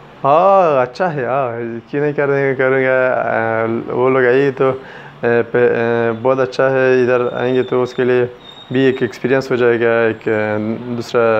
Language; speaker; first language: Hindi; non-native, fluent; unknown